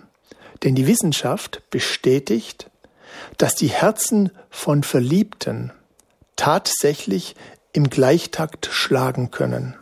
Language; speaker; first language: German; native; German